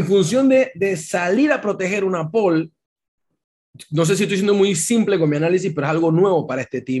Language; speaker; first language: Spanish; native; Spanish